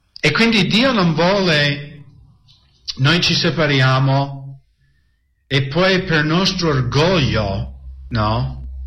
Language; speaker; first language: Italian; non-native, fluent; English